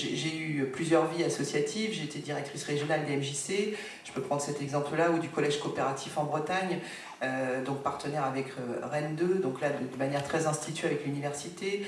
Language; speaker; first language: French; native; French